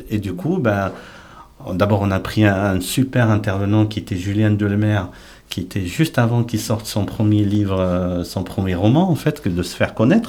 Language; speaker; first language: French; native; French